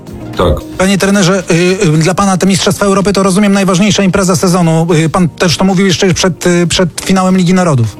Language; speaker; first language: Polish; native; Polish